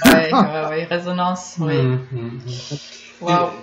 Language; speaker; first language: French; non-native, fluent; German